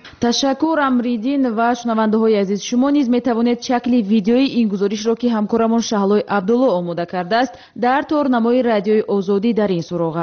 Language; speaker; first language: Tajik; native; Tajik